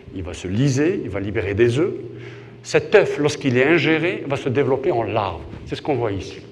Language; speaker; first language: French; non-native, local second language; Arabic